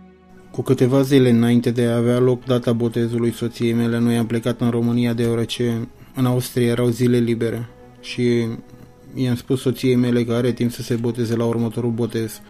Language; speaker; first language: Romanian; native; Romanian